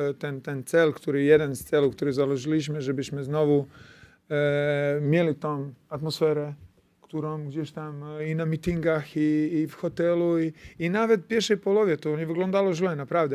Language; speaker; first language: Polish; non-native, fluent; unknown